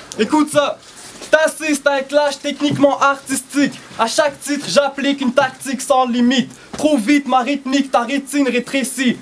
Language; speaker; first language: French; early bilingual, other home language; Arabic